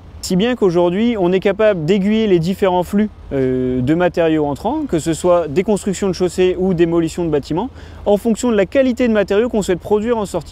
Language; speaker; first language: French; native; French